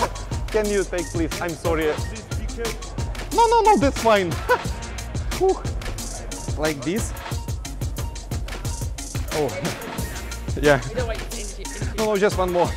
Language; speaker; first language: English; non-native, learner; Russian